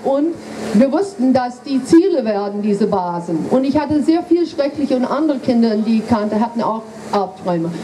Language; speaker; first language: German; non-native, fluent; English